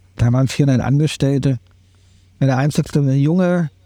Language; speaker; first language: German; native; German